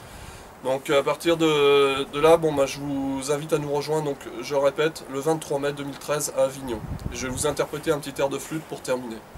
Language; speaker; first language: French; native; French